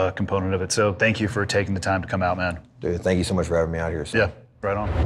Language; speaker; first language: English; native; English